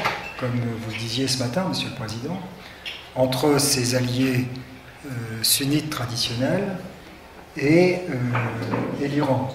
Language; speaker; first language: French; native; French